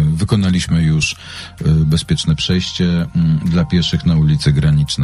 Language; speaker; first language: Polish; native; Polish